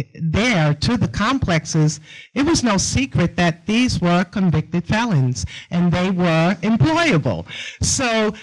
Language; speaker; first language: English; native; English